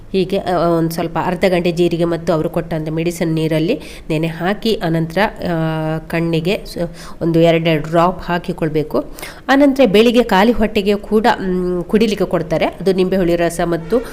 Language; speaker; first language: Kannada; native; Kannada